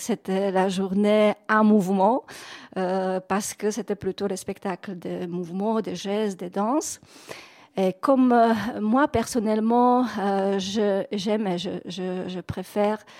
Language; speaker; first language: French; non-native, fluent; Czech